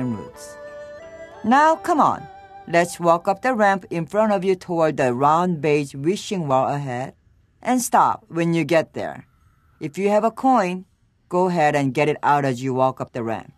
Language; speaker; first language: English; non-native, fluent; Korean